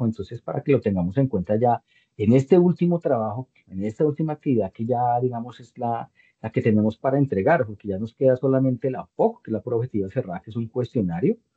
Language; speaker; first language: Spanish; native; Spanish